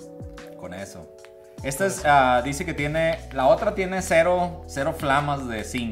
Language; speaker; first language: Spanish; native; Spanish